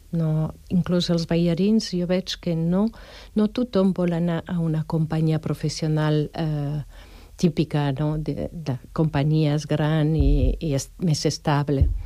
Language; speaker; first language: Catalan; non-native, fluent; French